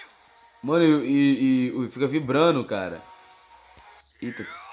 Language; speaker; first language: Portuguese; native; Portuguese